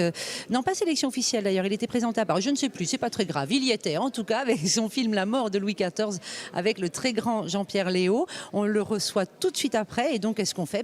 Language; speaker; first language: French; native; French